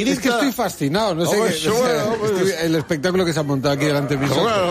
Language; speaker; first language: Spanish; native; Spanish